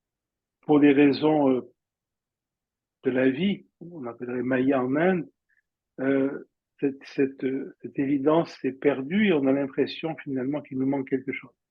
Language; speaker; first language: French; native; French